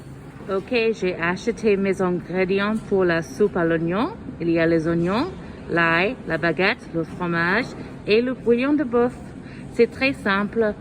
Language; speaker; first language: French; non-native, fluent; English